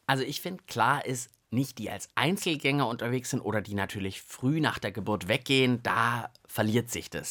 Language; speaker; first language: German; native; German